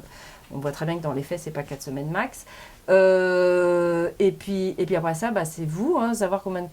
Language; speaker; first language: French; native; French